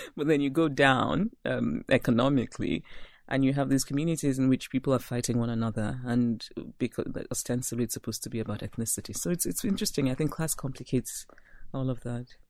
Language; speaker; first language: English; non-native, local second language; Igbo